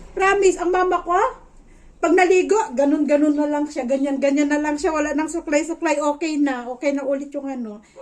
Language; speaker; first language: Filipino; non-native, local second language; Iloko